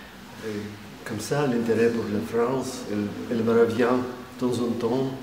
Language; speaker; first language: French; non-native, fluent; Russian